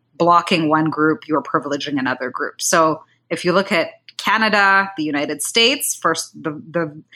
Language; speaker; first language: English; non-native, local second language; Kinyarwanda